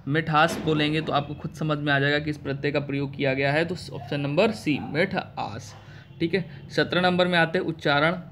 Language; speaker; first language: Hindi; native; Hindi